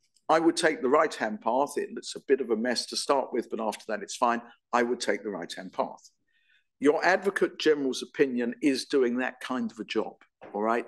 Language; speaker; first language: English; native; English